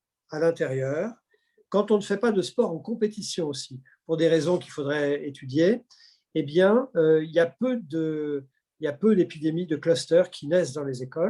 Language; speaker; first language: French; native; French